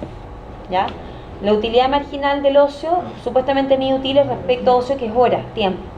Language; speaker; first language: Spanish; native; Spanish